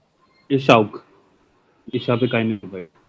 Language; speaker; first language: German; non-native, learner; Hindi